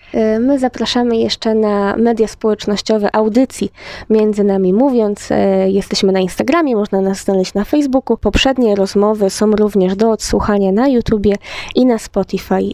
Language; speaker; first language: Polish; native; Polish